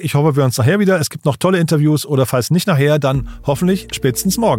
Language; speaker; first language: German; native; German